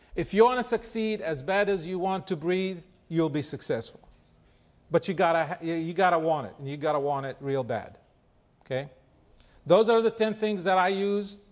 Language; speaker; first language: English; non-native, fluent; Arabic